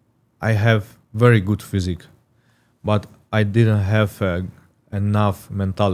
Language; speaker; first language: English; non-native, learner; Russian